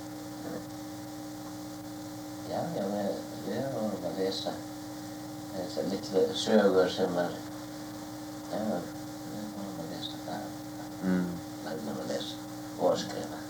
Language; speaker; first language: Icelandic; early bilingual, heritage; Icelandic